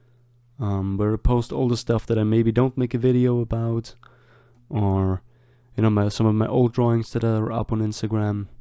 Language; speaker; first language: English; non-native, fluent; German